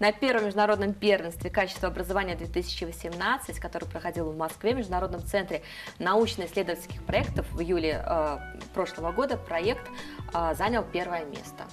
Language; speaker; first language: Russian; native; Russian